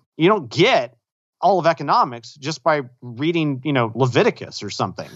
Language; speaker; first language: English; native; English